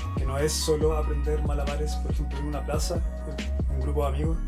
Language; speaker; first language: Spanish; native; Spanish